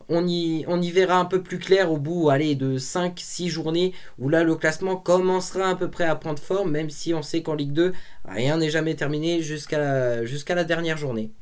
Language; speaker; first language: French; native; French